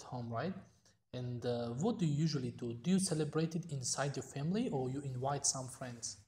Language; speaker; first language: English; non-native, fluent; Tajik